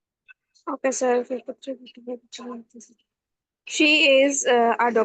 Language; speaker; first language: English; non-native, learner; Urdu